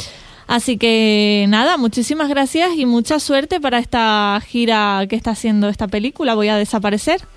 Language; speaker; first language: Spanish; native; Spanish